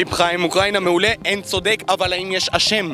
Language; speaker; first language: Hebrew; native; Hebrew